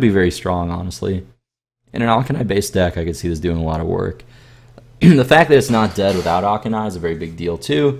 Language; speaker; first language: English; native; English